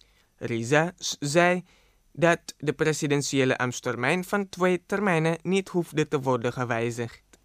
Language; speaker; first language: Dutch; non-native, fluent; Indonesian